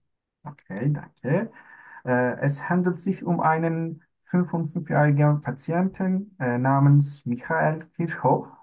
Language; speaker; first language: German; non-native, learner; Turkish